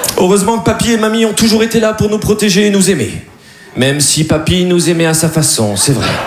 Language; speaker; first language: French; native; French